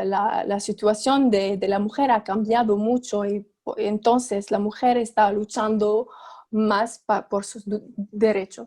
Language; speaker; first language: Spanish; non-native, fluent; Arabic